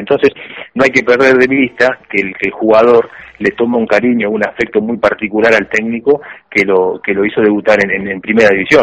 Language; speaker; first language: Spanish; native; Spanish